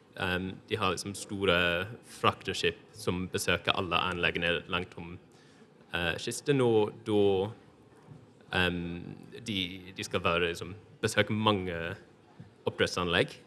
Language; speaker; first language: Norwegian; non-native, fluent; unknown